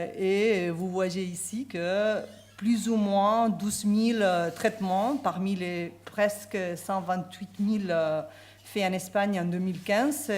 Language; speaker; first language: French; non-native, fluent; Spanish